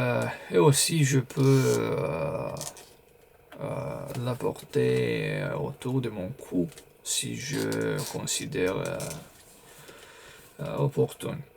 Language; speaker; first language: French; non-native, fluent; Romanian